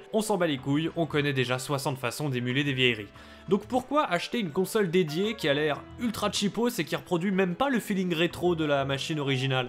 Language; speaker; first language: French; native; French